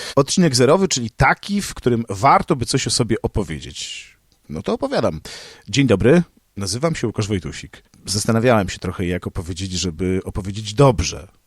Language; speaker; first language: Polish; native; Polish